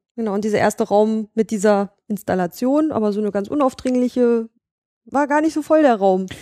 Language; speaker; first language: German; native; German